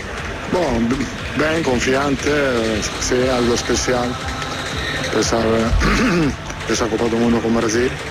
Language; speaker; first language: Portuguese; non-native, fluent; Italian